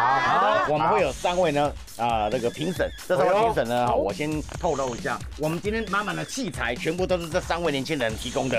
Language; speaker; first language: Chinese; native; Chinese